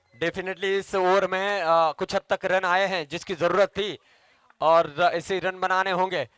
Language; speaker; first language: Hindi; non-native, local second language; Marathi